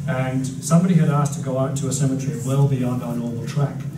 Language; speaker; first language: English; native; English